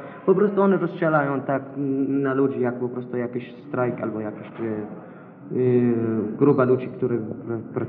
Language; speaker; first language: Polish; non-native, learner; Arabic